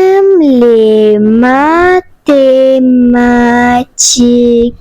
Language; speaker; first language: French; non-native, fluent; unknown